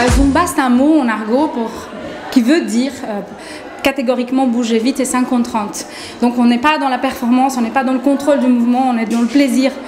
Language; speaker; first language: French; non-native, fluent; Portuguese